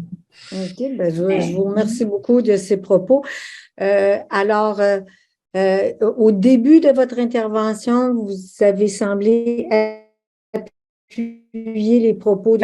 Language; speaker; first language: French; native; French